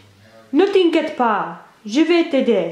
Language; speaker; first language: French; non-native, learner; English